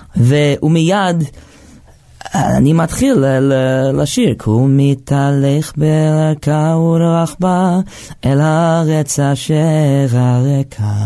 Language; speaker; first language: Hebrew; non-native, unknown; English